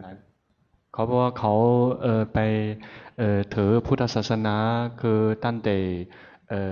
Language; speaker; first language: Thai; non-native, fluent; Chinese